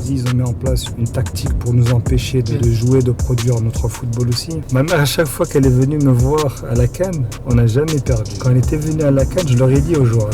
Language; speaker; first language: French; early bilingual, other home language; Arabic